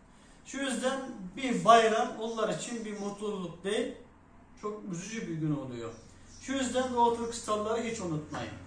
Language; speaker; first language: Turkish; non-native, fluent; Uyghur